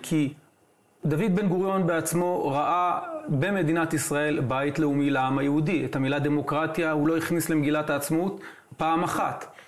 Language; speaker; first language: Hebrew; native; Hebrew